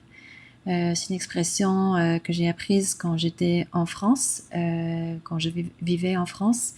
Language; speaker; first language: French; non-native, local second language; English